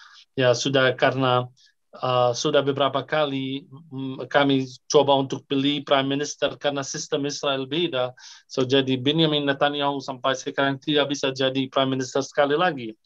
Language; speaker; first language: Indonesian; non-native, fluent; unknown